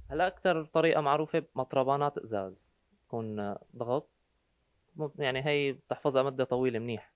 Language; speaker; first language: Arabic; native; Arabic